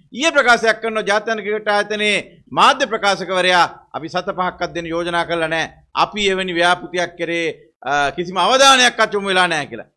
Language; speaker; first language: Sinhala; native; Sinhala